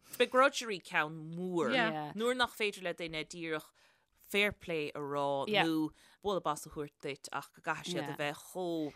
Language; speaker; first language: Irish; native; Irish